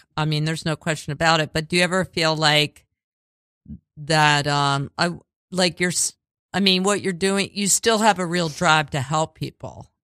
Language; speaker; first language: English; native; English